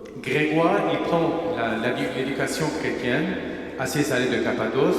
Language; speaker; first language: French; non-native, fluent; Armenian